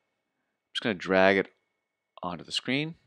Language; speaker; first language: English; native; English